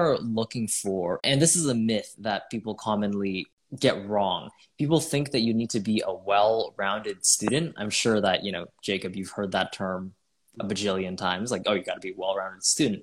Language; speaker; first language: English; native; English